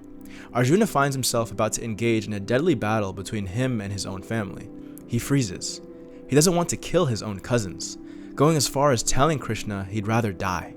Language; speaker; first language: English; native; English